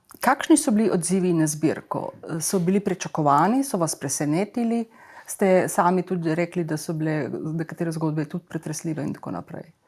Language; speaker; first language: Slovenian; native; Slovenian